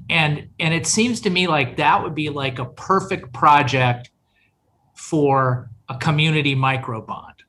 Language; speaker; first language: English; native; English